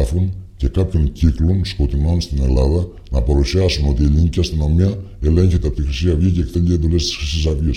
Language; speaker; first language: Greek; native; Greek